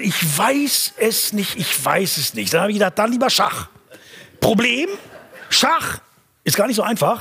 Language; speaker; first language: German; native; German